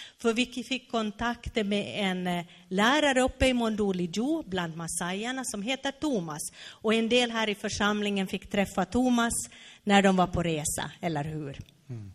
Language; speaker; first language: Swedish; native; Swedish